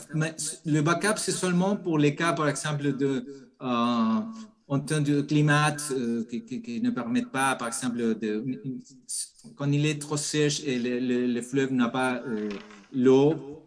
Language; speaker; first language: French; non-native, fluent; Spanish